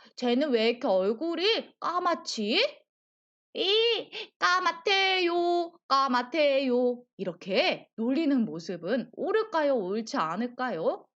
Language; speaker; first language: Korean; native; Korean